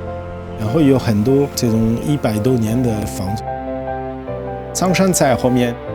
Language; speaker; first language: Chinese; non-native, fluent; French